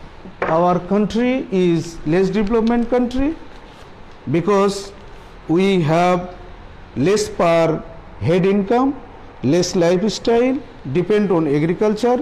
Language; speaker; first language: English; non-native, local second language; Bangla